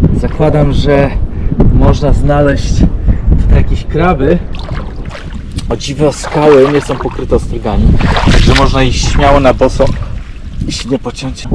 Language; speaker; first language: Polish; native; Polish